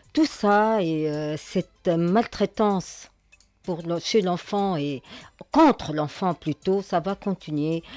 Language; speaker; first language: French; non-native, local second language; Arabic